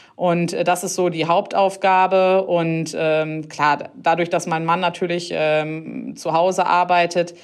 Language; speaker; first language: German; native; German